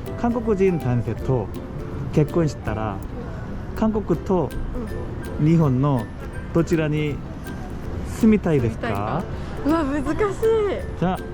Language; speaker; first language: Japanese; non-native, learner; Korean